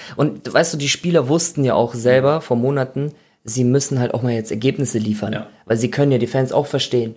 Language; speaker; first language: German; native; German